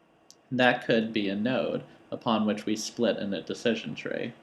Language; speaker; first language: English; native; English